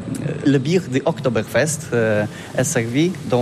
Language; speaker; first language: French; non-native, learner; Polish